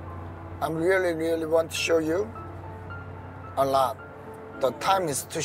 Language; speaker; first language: English; non-native, learner; Korean